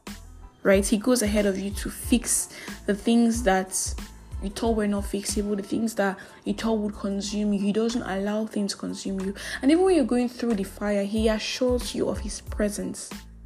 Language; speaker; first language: English; non-native, local second language; Igbo